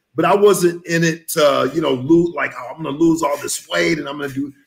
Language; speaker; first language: English; native; English